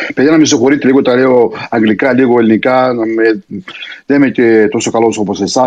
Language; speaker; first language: Greek; early bilingual, heritage; Greek